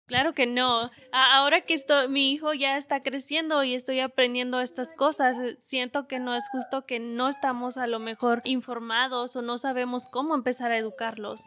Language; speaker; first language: Spanish; native; Spanish